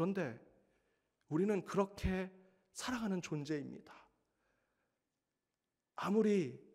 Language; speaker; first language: Korean; native; Korean